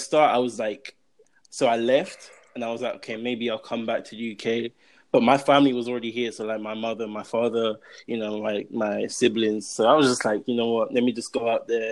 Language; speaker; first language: English; native; English